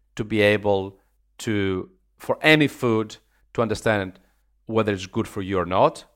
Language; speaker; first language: English; non-native, fluent; Greek